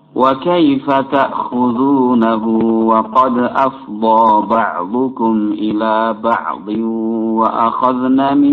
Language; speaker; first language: Arabic; non-native, fluent; Javanese